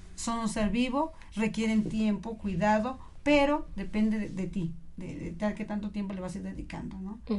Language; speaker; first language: Spanish; native; Spanish